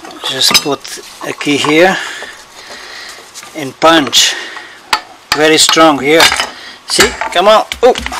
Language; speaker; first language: English; non-native, learner; Portuguese